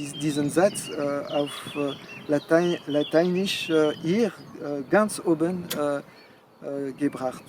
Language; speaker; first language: German; non-native, fluent; French